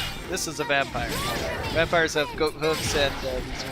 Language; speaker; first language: English; native; English